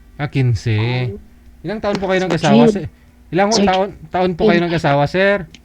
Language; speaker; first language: Filipino; non-native, local second language; Hiligaynon